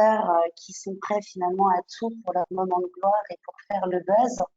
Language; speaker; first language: French; native; French